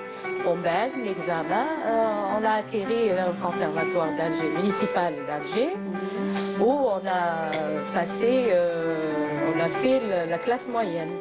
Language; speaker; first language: French; non-native, local second language; Arabic